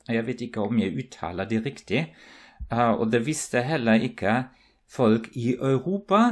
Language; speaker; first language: Norwegian; non-native, fluent; German